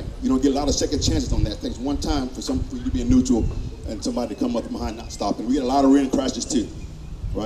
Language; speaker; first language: English; native; English